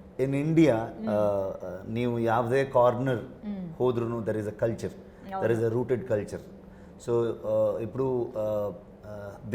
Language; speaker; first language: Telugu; non-native, learner; Kannada